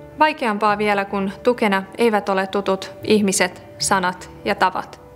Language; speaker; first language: Finnish; early bilingual, other home language; Persian